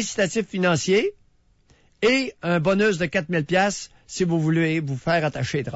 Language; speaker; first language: French; native; French